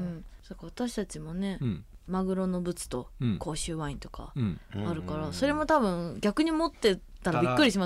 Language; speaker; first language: Japanese; native; Japanese